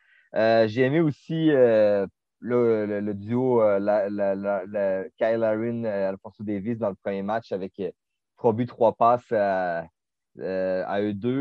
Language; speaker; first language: French; native; French